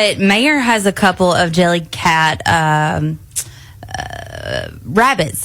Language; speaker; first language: English; native; English